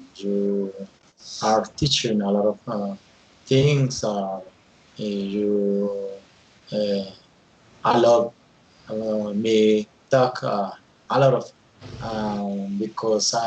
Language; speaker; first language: English; non-native, learner; Spanish